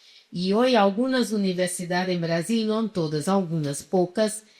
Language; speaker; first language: Spanish; non-native, fluent; Portuguese